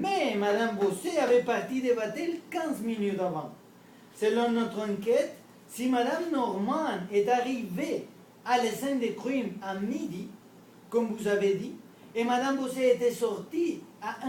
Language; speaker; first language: French; non-native, learner; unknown